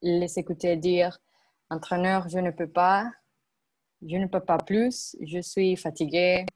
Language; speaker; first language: French; non-native, learner; Spanish